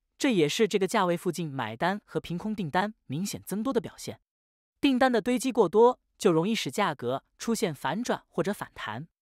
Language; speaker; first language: Chinese; native; Chinese